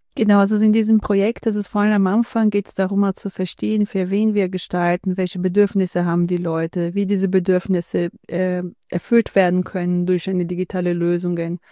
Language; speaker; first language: German; non-native, fluent; Portuguese